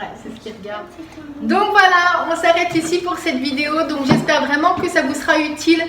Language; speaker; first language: French; native; French